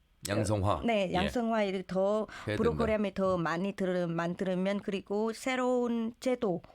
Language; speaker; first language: Korean; non-native, learner; Vietnamese